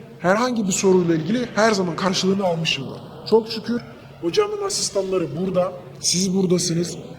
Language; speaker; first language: Turkish; native; Turkish